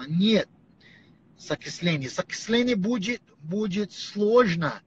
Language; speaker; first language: Russian; non-native, learner; Portuguese